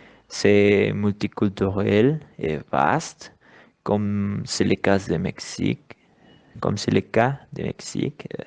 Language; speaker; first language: French; non-native, learner; Spanish